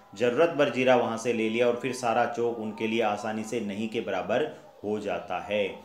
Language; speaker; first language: Hindi; native; Hindi